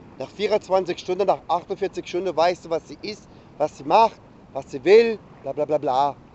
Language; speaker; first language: German; early bilingual, other home language; Italian